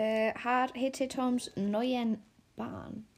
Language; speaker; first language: Danish; non-native, learner; Icelandic